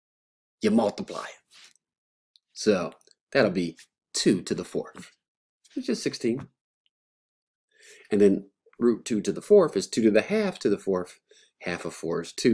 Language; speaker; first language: English; native; English